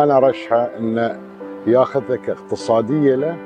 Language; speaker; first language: Arabic; native; Arabic